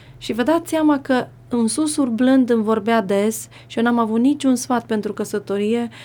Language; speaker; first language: Romanian; native; Romanian